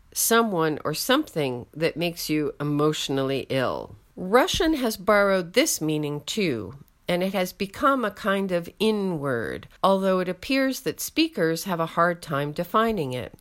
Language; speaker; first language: English; native; English